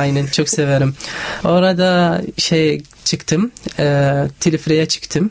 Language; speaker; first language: Turkish; non-native, fluent; Arabic